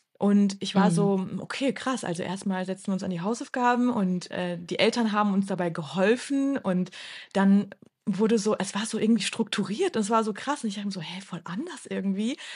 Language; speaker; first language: German; early bilingual, other home language; Turkish